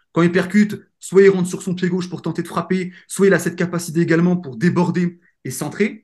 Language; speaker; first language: French; native; French